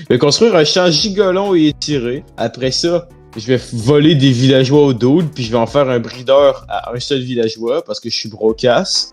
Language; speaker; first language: French; native; French